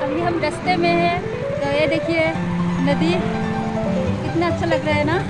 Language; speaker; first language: Hindi; non-native, local second language; Assamese